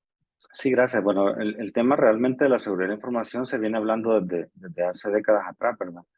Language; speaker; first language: Spanish; native; Spanish